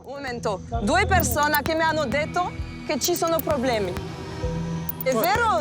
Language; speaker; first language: Italian; non-native, learner; French